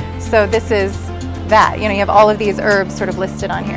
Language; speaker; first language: English; native; English